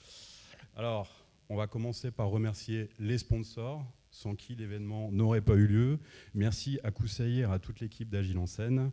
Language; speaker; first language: French; native; French